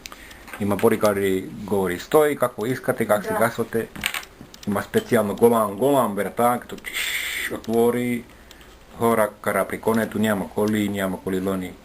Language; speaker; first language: Bulgarian; non-native, learner; Finnish